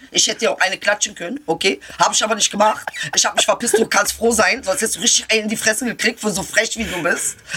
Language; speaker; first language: German; early bilingual, other home language; Turkish